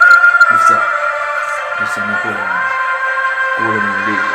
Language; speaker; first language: Russian; non-native, learner; Chinese